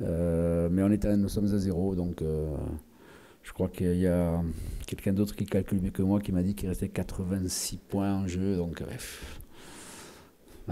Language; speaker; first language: French; native; French